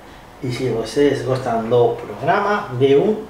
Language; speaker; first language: Portuguese; non-native, fluent; Spanish